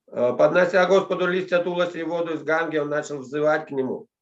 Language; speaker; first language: Russian; native; Russian